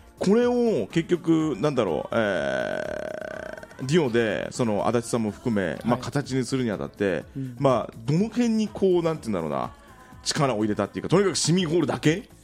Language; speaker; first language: Japanese; native; Japanese